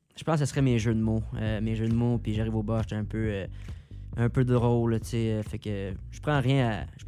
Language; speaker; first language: French; native; French